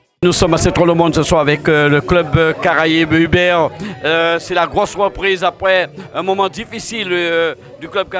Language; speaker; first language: French; native; French